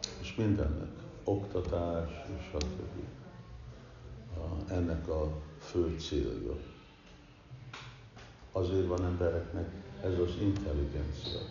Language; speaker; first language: Hungarian; early bilingual, heritage; Hungarian